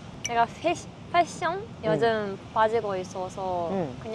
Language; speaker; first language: Korean; non-native, fluent; Japanese